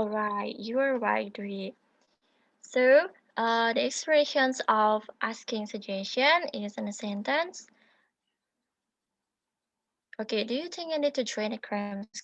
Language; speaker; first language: English; non-native, learner; Indonesian